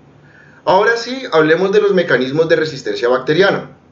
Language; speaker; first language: Spanish; native; Spanish